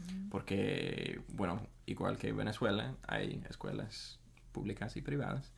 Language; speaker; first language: Spanish; non-native, fluent; English